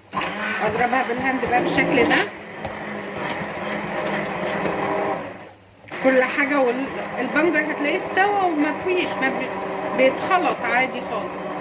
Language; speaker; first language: Arabic; native; Arabic